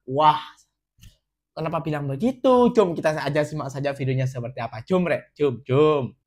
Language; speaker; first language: Indonesian; native; Indonesian